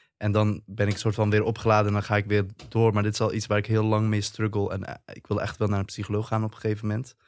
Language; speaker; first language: Dutch; early bilingual, other home language; Turkish